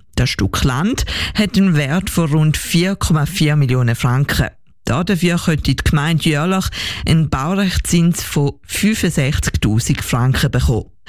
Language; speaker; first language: German; native; German